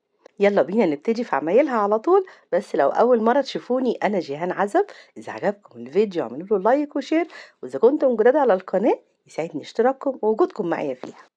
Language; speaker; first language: Arabic; native; Arabic